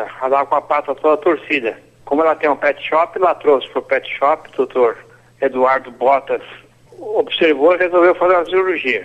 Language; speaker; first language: Portuguese; native; Portuguese